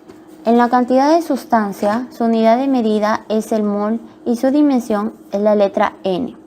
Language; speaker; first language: Spanish; native; Spanish